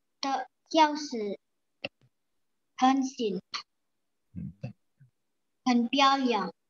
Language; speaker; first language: Chinese; non-native, learner; Indonesian